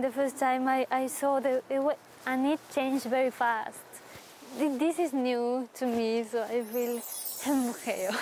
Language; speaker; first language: English; non-native, learner; Spanish